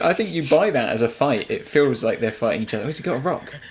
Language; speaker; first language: English; native; English